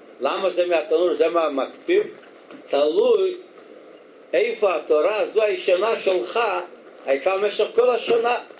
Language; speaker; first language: Hebrew; native; Hebrew